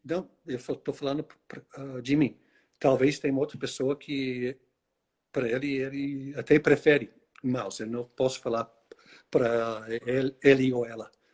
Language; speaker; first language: Portuguese; non-native, fluent; English